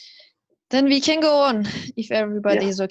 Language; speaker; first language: English; non-native, fluent; Turkish